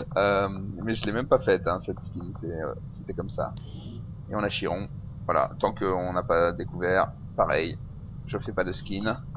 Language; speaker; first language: French; native; French